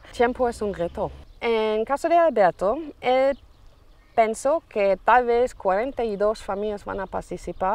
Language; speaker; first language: Spanish; non-native, fluent; German